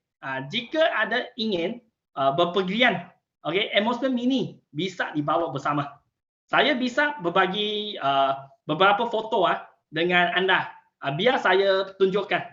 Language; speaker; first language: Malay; non-native, local second language; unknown